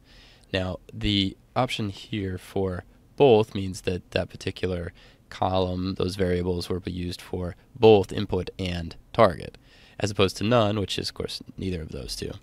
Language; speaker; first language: English; native; English